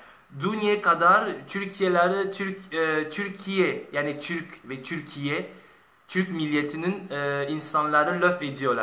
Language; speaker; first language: Turkish; non-native, learner; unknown